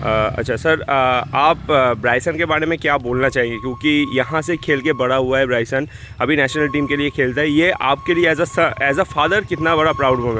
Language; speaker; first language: Hindi; non-native, local second language; Bangla